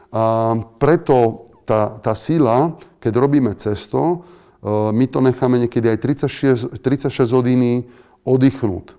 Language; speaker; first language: Slovak; non-native, fluent; Italian